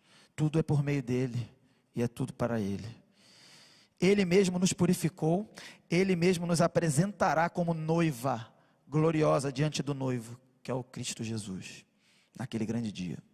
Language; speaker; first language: Portuguese; native; Portuguese